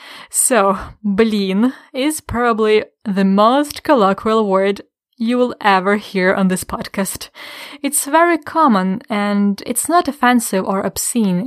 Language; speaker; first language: English; non-native, fluent; Ukrainian